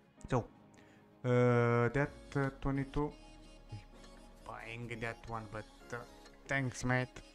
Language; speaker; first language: English; non-native, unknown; Italian